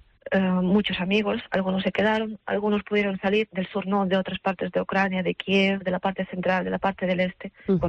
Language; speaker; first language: Spanish; non-native, fluent; Russian